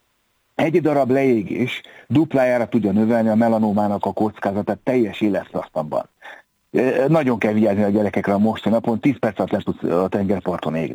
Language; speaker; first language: Hungarian; native; Hungarian